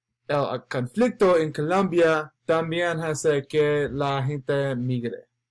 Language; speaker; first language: Spanish; non-native, learner; English